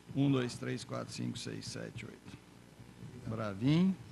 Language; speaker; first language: Portuguese; native; Portuguese